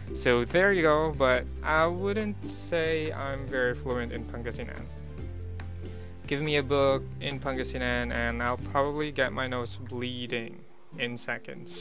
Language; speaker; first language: English; non-native, local second language; Pangasinan